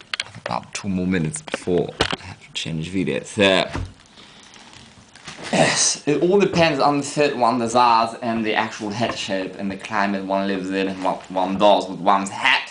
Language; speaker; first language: English; non-native, fluent; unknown